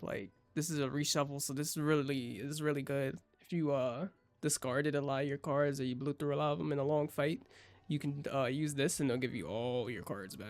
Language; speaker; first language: English; native; English